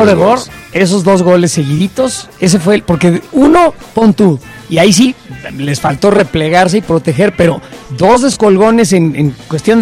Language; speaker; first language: Spanish; native; Spanish